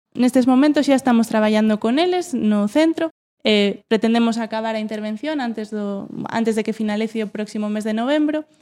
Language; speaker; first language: Galician; non-native, local second language; Spanish